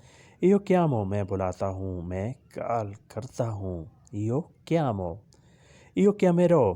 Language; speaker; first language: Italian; non-native, learner; Urdu